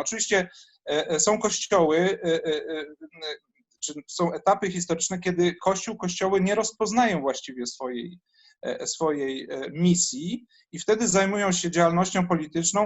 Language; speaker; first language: Polish; native; Polish